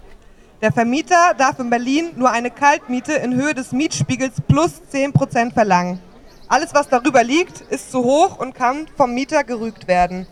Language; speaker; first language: German; native; German